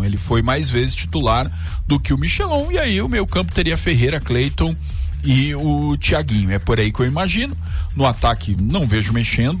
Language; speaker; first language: Portuguese; native; Portuguese